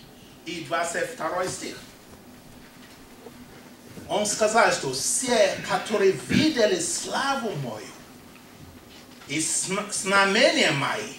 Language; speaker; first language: Russian; non-native, fluent; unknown